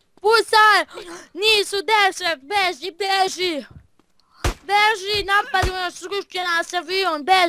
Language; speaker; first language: Bosnian; native; Bosnian